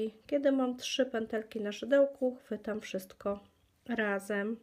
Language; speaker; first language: Polish; native; Polish